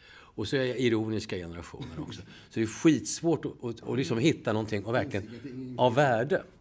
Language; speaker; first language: Swedish; native; Swedish